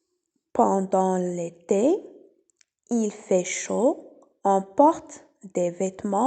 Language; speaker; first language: French; non-native, local second language; Arabic